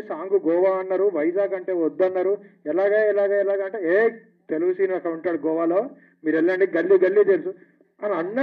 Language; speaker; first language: Telugu; native; Telugu